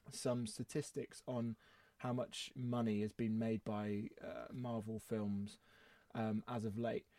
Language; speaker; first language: English; native; English